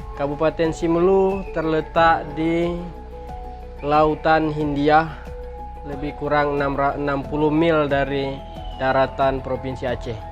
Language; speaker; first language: Malay; non-native, local second language; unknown